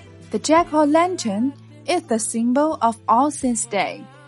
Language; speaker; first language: English; non-native, fluent; Chinese